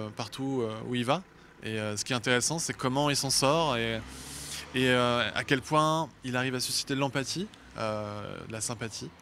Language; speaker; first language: French; native; French